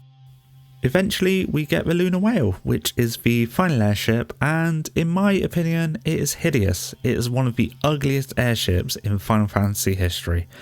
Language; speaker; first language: English; native; English